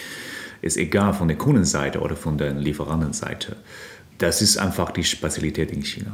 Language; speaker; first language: German; non-native, fluent; Chinese